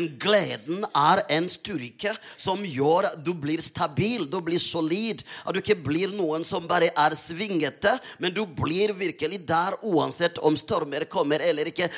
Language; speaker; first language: Norwegian; non-native, fluent; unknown